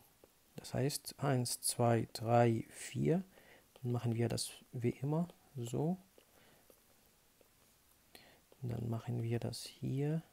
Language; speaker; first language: German; non-native, fluent; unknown